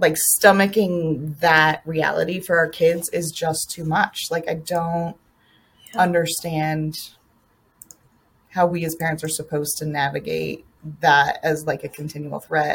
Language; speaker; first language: English; native; English